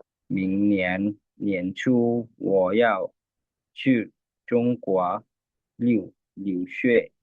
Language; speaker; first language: Chinese; non-native, learner; Lao